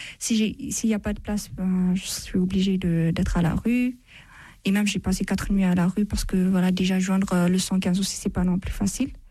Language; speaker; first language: French; non-native, fluent; Amharic